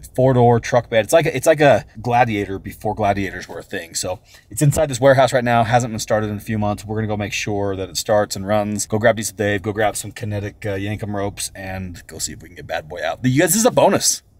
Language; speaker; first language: English; native; English